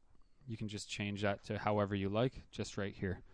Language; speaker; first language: English; native; English